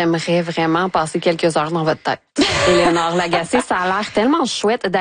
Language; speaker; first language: French; native; French